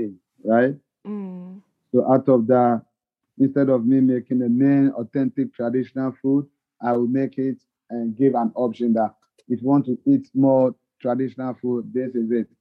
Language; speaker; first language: English; non-native, local second language; Ga